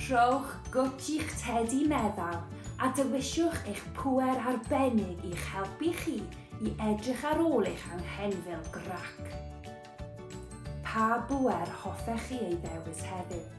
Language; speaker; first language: Welsh; non-native, local second language; English